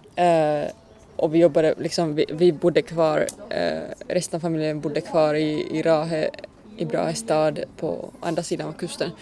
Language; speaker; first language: Swedish; non-native, local second language; Finnish